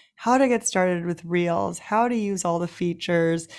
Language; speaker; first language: English; native; English